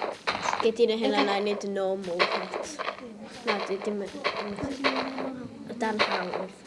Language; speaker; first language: Welsh; non-native, local second language; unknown